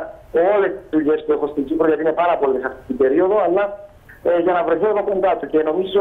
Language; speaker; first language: Greek; native; Greek